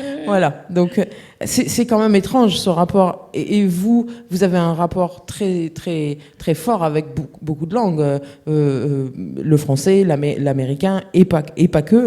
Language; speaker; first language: French; native; French